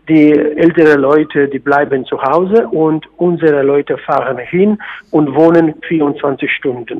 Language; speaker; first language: German; non-native, fluent; Polish